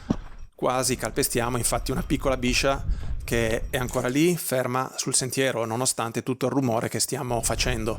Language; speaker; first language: Italian; native; Italian